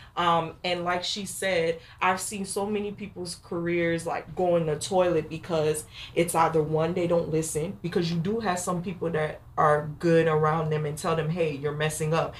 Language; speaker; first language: English; native; English